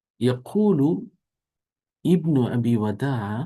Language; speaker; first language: Arabic; non-native, fluent; Bangla